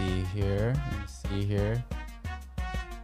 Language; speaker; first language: English; non-native, local second language; Filipino